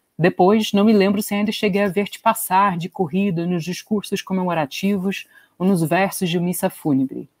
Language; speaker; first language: Portuguese; non-native, fluent; English